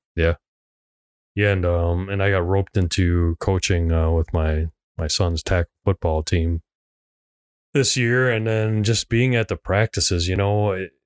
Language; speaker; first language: English; non-native, local second language; Cantonese